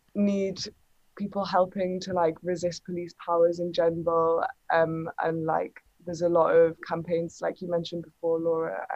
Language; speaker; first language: English; native; English